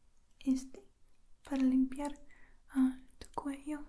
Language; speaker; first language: Spanish; non-native, learner; English